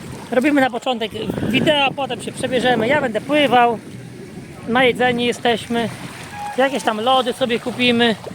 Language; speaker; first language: Polish; native; Polish